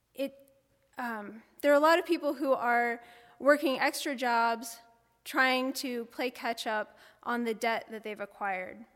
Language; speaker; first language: English; native; English